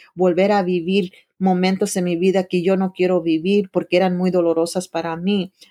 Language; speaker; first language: Spanish; early bilingual, heritage; Spanish